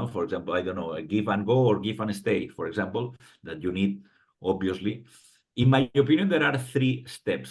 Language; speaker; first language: English; non-native, fluent; Spanish